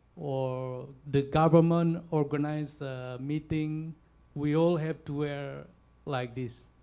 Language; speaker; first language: English; non-native, fluent; Balinese